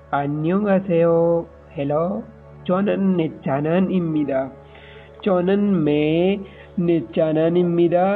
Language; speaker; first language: Korean; non-native, fluent; Pashto